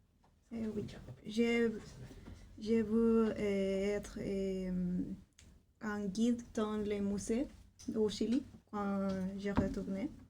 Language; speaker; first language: French; non-native, fluent; Spanish